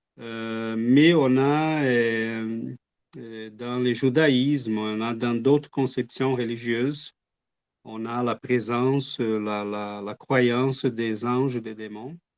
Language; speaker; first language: French; non-native, fluent; Portuguese